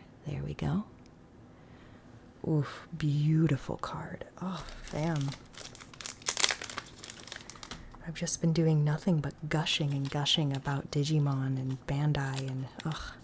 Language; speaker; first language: English; native; English